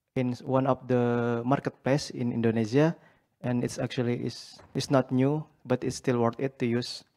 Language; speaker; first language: English; non-native, learner; Banjar